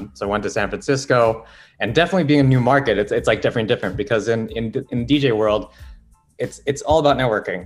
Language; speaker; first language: English; non-native, local second language; Filipino